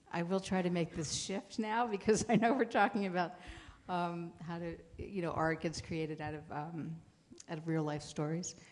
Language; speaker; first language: English; native; English